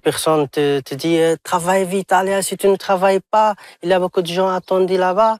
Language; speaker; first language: French; non-native, local second language; Arabic